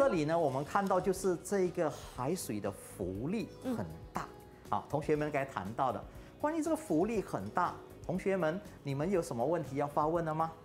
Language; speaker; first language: Chinese; native; Chinese